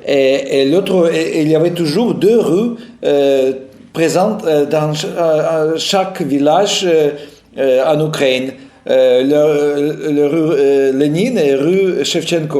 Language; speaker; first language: French; non-native, fluent; Russian